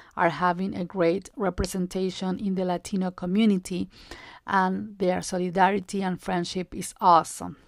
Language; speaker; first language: English; non-native, fluent; Spanish